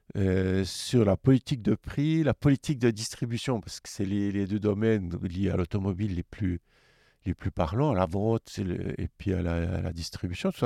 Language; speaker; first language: French; native; French